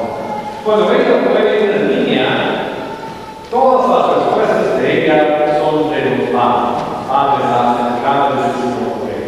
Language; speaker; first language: Spanish; non-native, learner; English